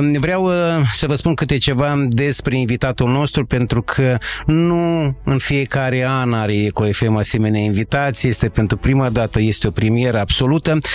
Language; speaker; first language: Romanian; native; Romanian